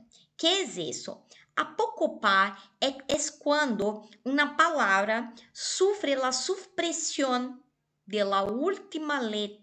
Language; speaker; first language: Spanish; non-native, fluent; Portuguese